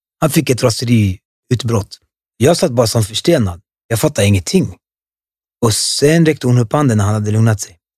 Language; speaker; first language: Swedish; early bilingual, other home language; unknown